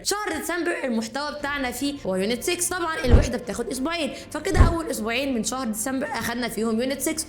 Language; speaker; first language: Arabic; native; Arabic